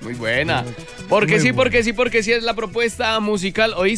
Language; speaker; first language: Spanish; native; Spanish